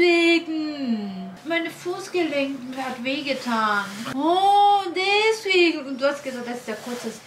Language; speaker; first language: German; non-native, learner; Korean